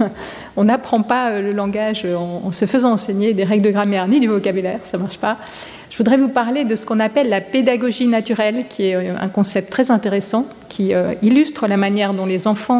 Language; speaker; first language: French; native; French